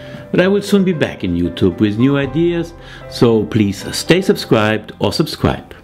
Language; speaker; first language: English; non-native, fluent; German